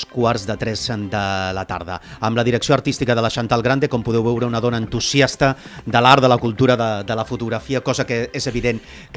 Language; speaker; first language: Catalan; native; Catalan